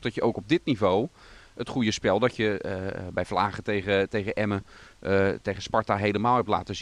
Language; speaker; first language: Dutch; native; Dutch